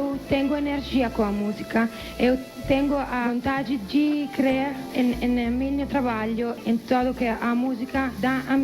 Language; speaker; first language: Portuguese; non-native, learner; Italian